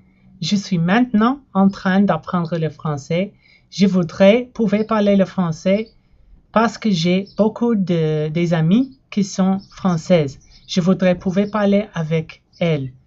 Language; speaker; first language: French; non-native, learner; English